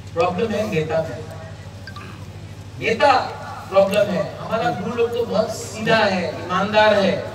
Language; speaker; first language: Hindi; non-native, local second language; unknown